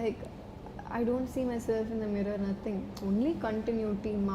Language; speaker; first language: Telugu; non-native, fluent; Malayalam